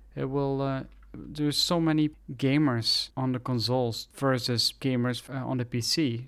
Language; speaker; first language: English; non-native, fluent; Dutch